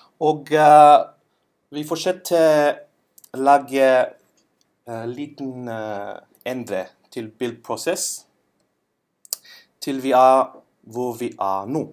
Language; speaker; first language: Norwegian; non-native, learner; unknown